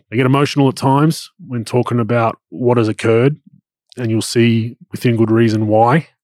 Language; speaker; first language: English; native; English